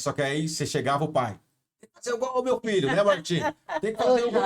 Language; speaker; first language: Portuguese; native; Portuguese